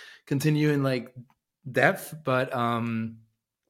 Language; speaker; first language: English; non-native, fluent; French